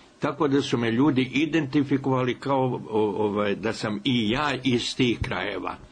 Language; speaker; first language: Serbian; native; Serbian